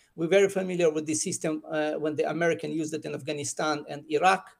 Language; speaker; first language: English; non-native, fluent; Russian